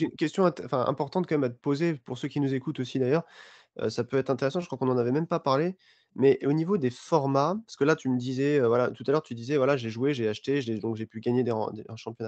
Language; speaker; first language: French; native; French